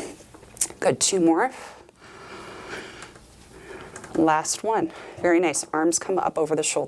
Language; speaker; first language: English; native; English